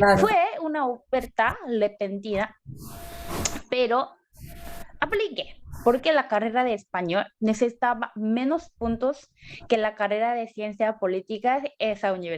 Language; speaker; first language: Spanish; non-native, learner; Korean